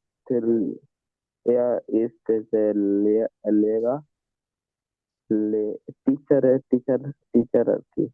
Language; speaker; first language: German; non-native, learner; Bangla